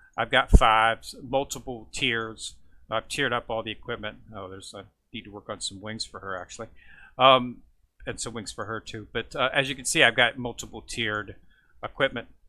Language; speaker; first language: English; native; English